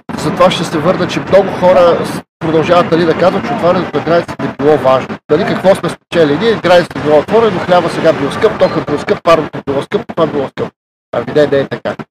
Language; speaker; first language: Bulgarian; native; Bulgarian